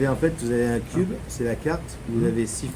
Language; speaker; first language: French; native; French